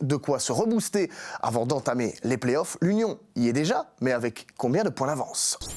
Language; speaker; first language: French; native; French